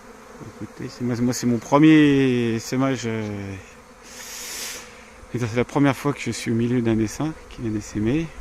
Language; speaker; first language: French; native; French